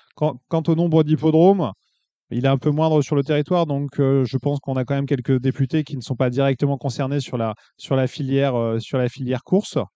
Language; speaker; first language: French; native; French